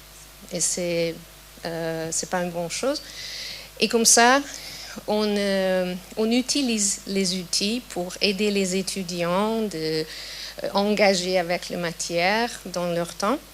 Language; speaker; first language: French; non-native, fluent; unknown